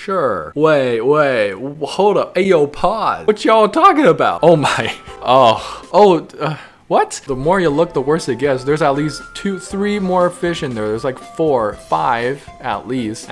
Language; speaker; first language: English; native; English